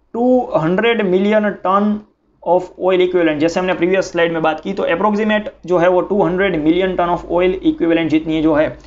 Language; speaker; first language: Hindi; non-native, local second language; Gujarati